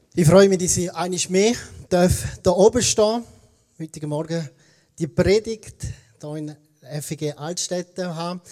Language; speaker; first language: German; native; German